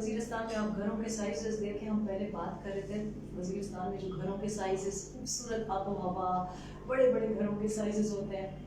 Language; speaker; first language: Urdu; non-native, local second language; Pashto